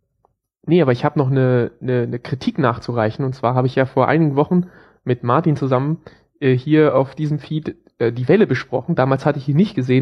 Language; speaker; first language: German; native; German